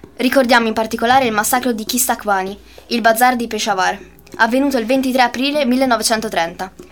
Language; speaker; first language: Italian; native; Italian